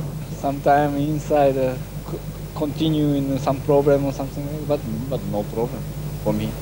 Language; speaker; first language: English; non-native, learner; Japanese